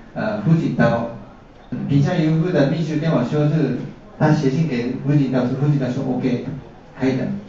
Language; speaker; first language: Chinese; non-native, fluent; Japanese